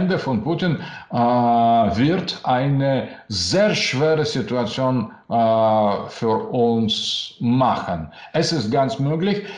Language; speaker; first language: German; non-native, learner; Russian